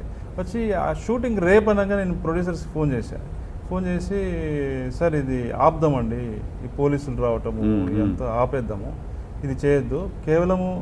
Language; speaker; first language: Telugu; native; Telugu